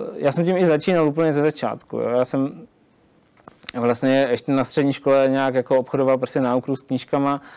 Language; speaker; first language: Czech; native; Czech